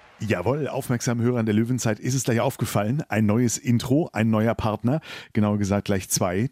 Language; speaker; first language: German; native; German